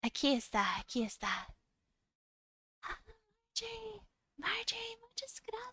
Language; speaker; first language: Spanish; non-native, fluent; English